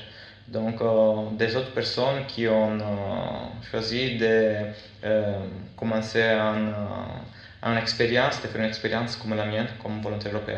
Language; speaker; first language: French; non-native, fluent; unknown